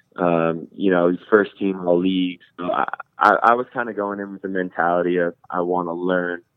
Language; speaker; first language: English; native; English